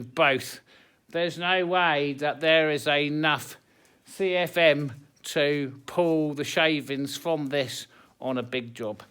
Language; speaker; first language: English; native; English